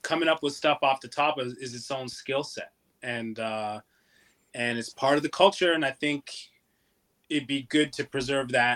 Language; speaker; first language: English; native; English